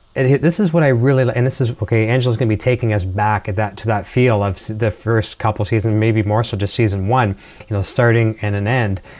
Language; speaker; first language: English; native; English